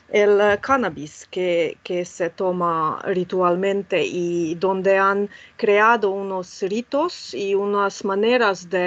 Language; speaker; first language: Spanish; non-native, fluent; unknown